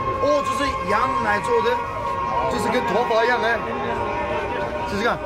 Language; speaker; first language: Chinese; non-native, fluent; Turkish